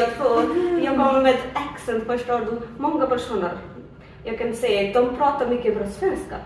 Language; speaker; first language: Swedish; non-native, learner; Hindi